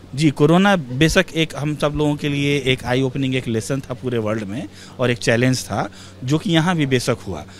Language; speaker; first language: Hindi; native; Hindi